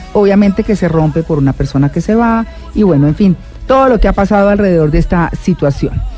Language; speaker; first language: Spanish; native; Spanish